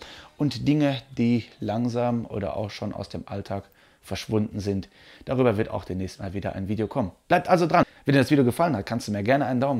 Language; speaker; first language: German; native; German